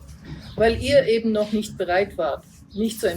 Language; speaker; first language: German; native; German